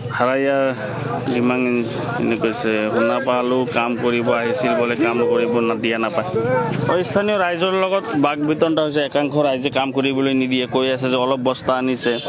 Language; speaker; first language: Assamese; non-native, local second language; Bangla